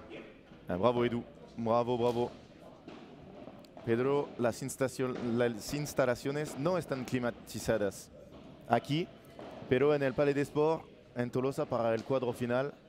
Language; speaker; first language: Spanish; non-native, learner; French